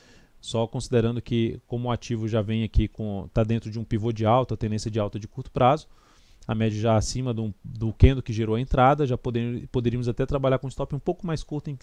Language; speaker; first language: Portuguese; native; Portuguese